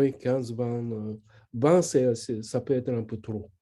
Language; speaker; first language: French; non-native, learner; Japanese